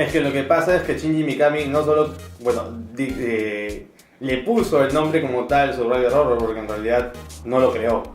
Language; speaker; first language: Spanish; native; Spanish